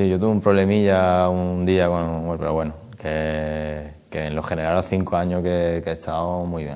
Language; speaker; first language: Spanish; native; Spanish